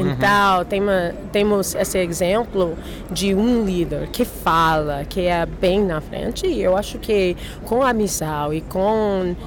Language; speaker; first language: Portuguese; non-native, learner; English